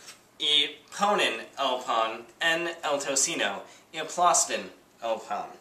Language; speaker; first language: Spanish; non-native, learner; English